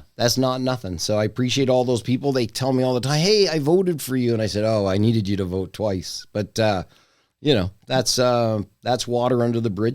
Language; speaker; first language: English; native; English